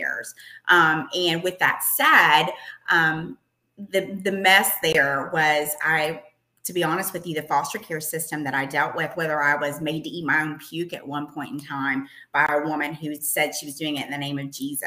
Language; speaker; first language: English; native; English